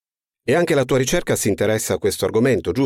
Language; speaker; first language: Italian; native; Italian